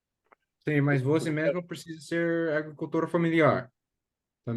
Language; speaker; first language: Portuguese; non-native, fluent; English